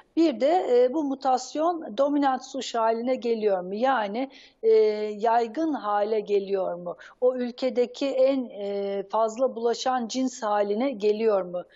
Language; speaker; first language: Turkish; native; Turkish